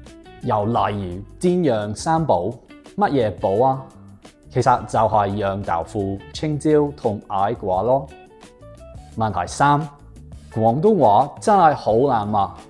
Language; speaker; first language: Cantonese; non-native, fluent; English